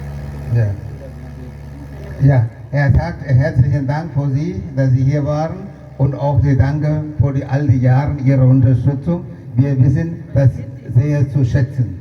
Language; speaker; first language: German; non-native, fluent; Tamil